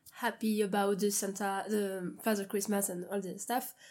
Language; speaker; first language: English; non-native, learner; French